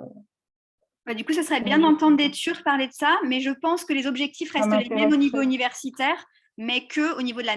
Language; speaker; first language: French; native; French